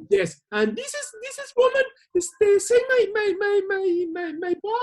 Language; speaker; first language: English; non-native, learner; Spanish